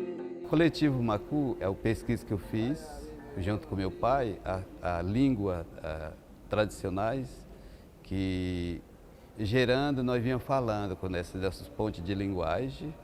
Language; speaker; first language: Portuguese; non-native, local second language; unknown